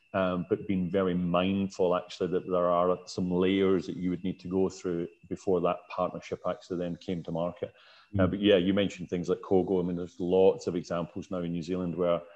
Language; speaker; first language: English; native; English